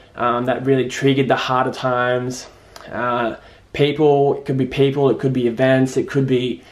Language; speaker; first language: English; native; English